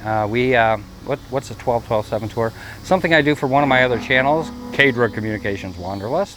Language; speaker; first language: English; native; English